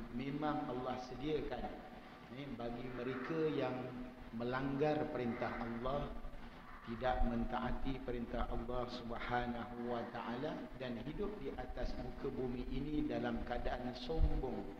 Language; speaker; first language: Malay; native; Malay